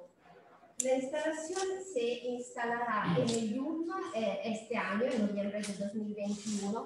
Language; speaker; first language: Spanish; non-native, fluent; Italian